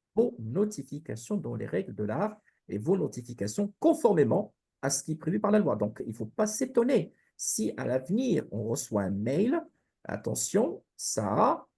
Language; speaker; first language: French; non-native, local second language; Arabic